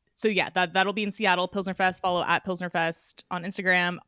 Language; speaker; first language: English; native; English